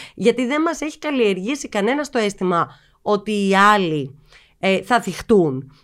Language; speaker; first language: Greek; native; Greek